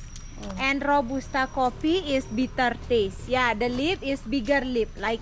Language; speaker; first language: English; non-native, learner; Balinese